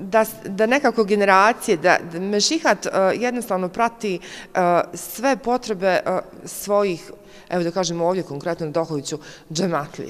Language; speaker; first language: Croatian; native; Croatian